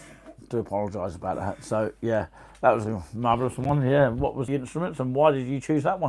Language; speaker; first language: English; native; English